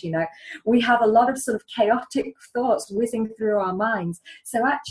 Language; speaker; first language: English; native; English